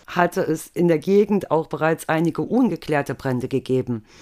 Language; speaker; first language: German; native; German